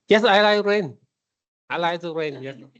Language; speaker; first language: English; non-native, learner; Vietnamese